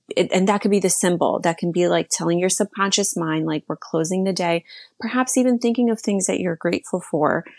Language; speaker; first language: English; early bilingual, other home language; Slovak